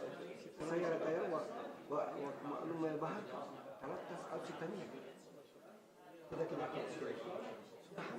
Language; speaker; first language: Arabic; non-native, learner; Indonesian